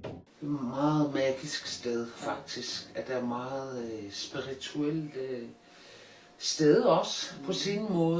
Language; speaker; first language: Danish; non-native, local second language; Kalaallisut